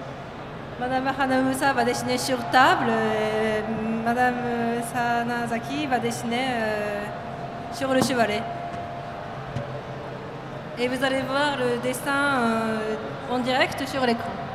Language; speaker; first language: French; non-native, fluent; Japanese